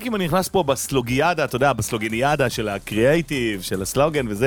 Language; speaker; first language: Hebrew; native; Hebrew